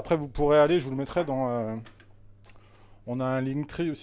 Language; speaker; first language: French; native; French